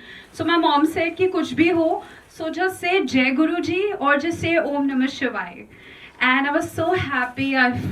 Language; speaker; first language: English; non-native, local second language; Hindi